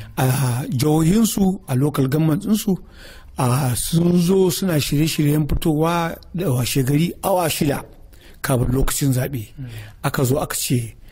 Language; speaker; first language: Hausa; native; Hausa